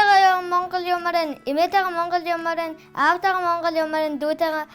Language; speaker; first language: Mongolian; early bilingual, heritage; Mongolian